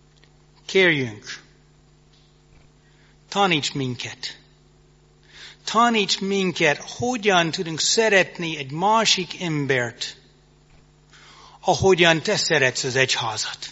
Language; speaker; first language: Hungarian; non-native, fluent; English